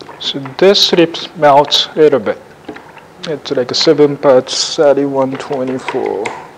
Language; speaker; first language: English; non-native, fluent; Japanese